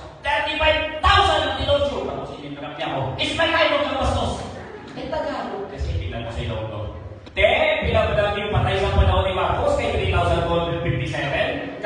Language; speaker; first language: Filipino; non-native, local second language; Hiligaynon